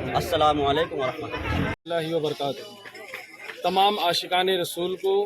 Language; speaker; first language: Urdu; non-native, local second language; Gujarati